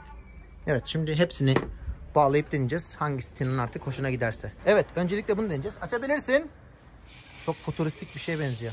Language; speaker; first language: Turkish; native; Turkish